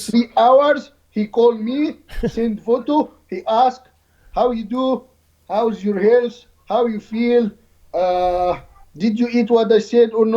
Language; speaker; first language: English; non-native, learner; Arabic